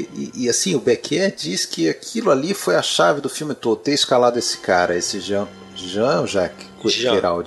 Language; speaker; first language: Portuguese; native; Portuguese